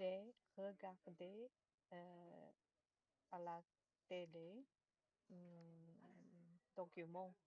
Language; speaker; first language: French; non-native, learner; Chinese